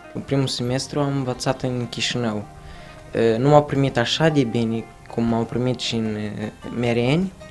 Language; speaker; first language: Romanian; early bilingual, other home language; Arabic